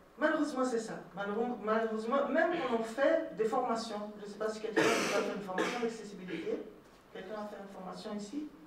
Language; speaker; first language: French; non-native, fluent; Portuguese